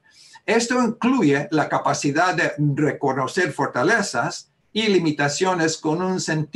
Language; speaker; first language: Spanish; early bilingual, heritage; Spanish